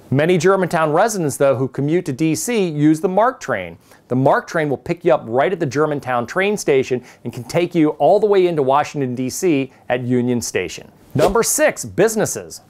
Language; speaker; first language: English; native; English